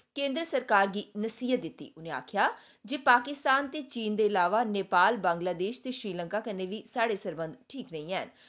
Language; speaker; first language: Punjabi; non-native, local second language; Dogri